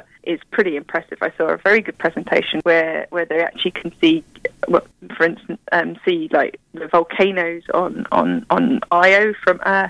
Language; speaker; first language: English; native; English